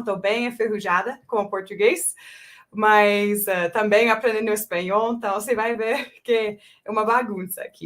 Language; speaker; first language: Portuguese; non-native, fluent; English